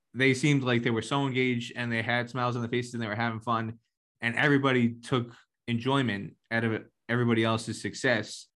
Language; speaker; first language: English; native; English